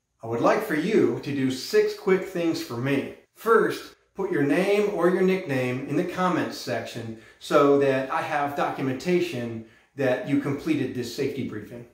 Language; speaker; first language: English; native; English